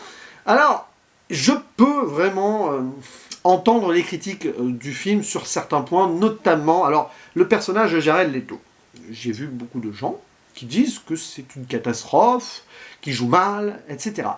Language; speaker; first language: French; native; French